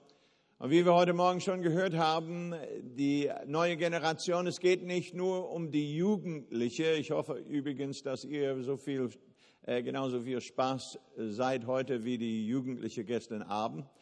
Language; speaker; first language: German; non-native, fluent; English